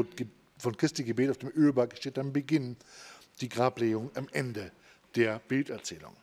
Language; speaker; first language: German; native; German